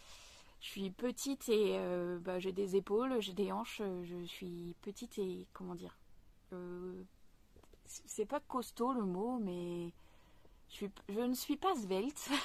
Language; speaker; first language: French; native; French